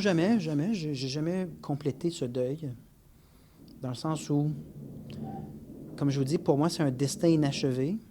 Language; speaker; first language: French; native; French